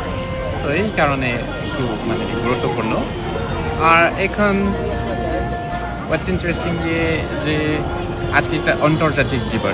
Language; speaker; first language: Bangla; non-native, fluent; French